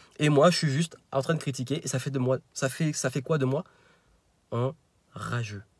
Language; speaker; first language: French; native; French